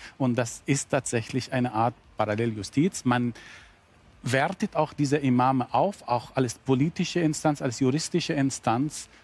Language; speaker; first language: German; non-native, fluent; Arabic